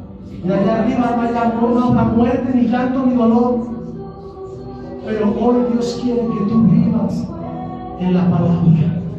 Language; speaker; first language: Spanish; native; Spanish